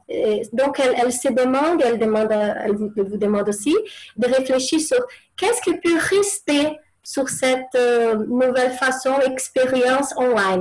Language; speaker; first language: French; non-native, fluent; Portuguese